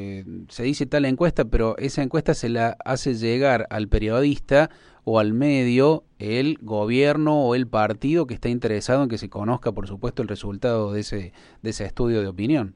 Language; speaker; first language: Spanish; native; Spanish